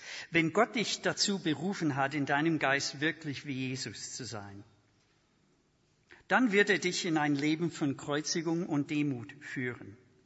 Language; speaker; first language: German; non-native, fluent; English